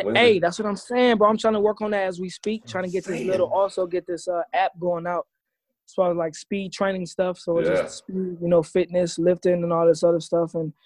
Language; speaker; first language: English; native; English